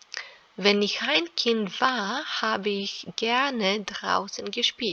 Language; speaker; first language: German; non-native, fluent; Serbian